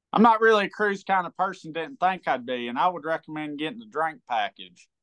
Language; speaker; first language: English; native; English